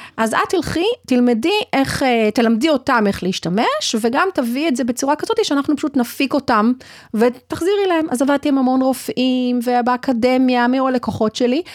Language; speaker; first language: Hebrew; early bilingual, other home language; English